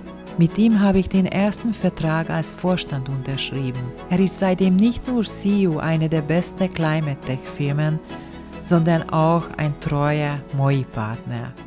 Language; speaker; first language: German; non-native, fluent; Hungarian